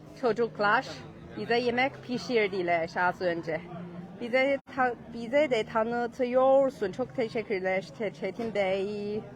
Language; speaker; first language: Turkish; non-native, learner; Chinese